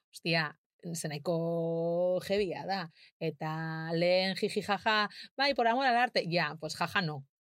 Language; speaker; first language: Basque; non-native, local second language; Spanish